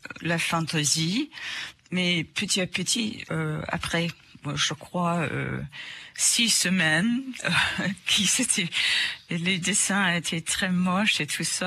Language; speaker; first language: French; non-native, fluent; English